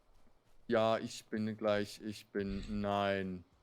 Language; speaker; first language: German; native; German